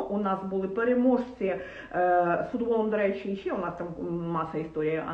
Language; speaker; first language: Ukrainian; non-native, local second language; Russian